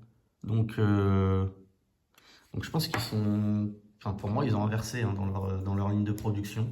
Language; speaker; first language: French; native; French